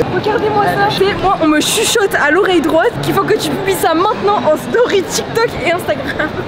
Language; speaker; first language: French; native; French